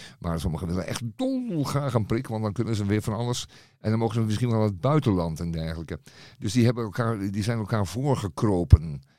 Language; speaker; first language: Dutch; native; Dutch